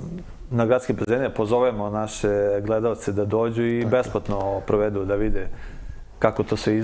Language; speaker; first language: Serbian; native; Serbian